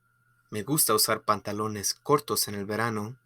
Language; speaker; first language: Spanish; non-native, fluent; English